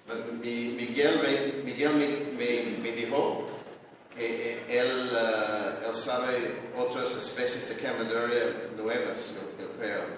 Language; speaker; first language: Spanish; non-native, learner; English